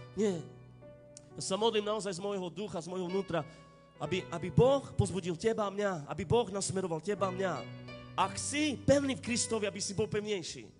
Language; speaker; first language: Slovak; non-native, local second language; Romany